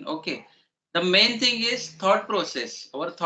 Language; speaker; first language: English; non-native, learner; Marathi